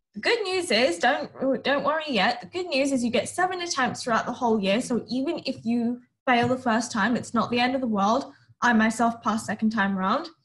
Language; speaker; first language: English; native; English